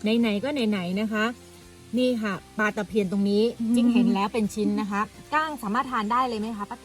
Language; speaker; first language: Thai; native; Thai